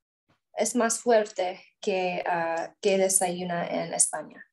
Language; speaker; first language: Spanish; non-native, learner; English